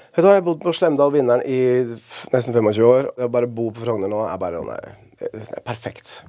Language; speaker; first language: Norwegian; early bilingual, other home language; Spanish